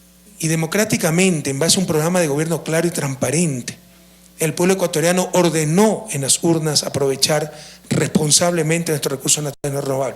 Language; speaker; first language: Spanish; native; Spanish